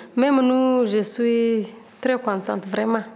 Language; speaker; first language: French; non-native, learner; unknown